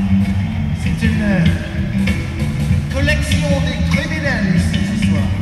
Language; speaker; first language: French; non-native, learner; English